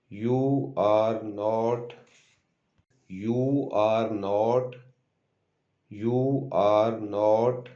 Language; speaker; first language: English; non-native, local second language; Urdu